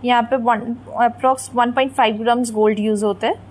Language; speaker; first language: Hindi; non-native, local second language; Bangla